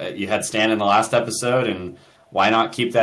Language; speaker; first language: English; native; English